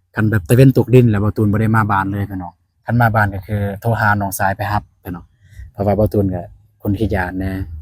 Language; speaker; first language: Lao; non-native, local second language; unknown